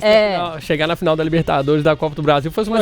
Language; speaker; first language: Portuguese; native; Portuguese